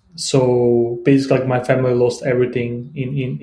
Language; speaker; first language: English; non-native, fluent; Bosnian